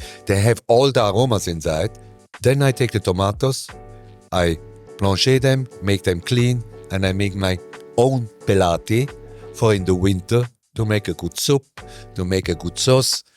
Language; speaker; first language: English; non-native, learner; German